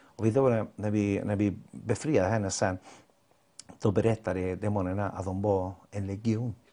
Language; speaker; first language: Swedish; non-native, fluent; Spanish